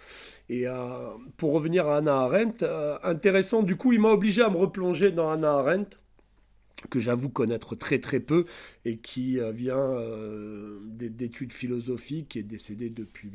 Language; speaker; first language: French; native; French